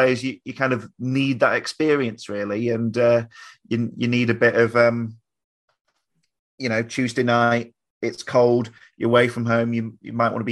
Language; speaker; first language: English; native; English